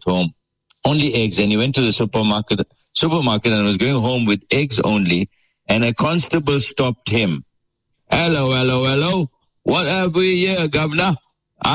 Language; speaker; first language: English; native; English